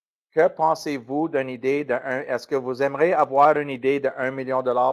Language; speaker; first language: French; non-native, learner; English